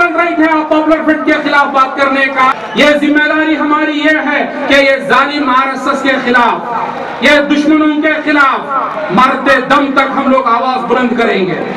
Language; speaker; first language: Urdu; native; Urdu